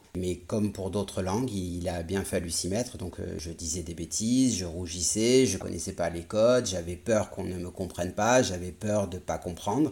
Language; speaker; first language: French; native; French